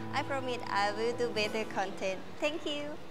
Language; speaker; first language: English; non-native, learner; Thai